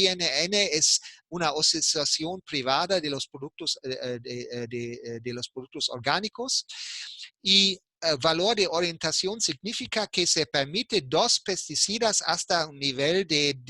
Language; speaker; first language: Spanish; non-native, fluent; German